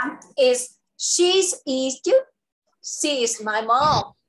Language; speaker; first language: English; non-native, local second language; Vietnamese